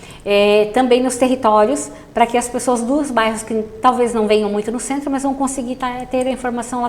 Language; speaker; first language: Portuguese; native; Portuguese